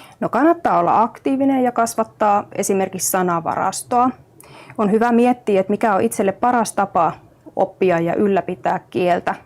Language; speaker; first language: Finnish; native; Finnish